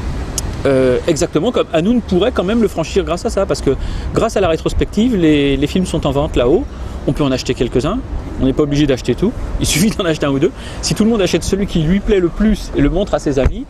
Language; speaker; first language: French; native; French